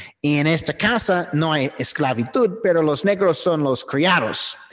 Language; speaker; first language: Spanish; non-native, fluent; English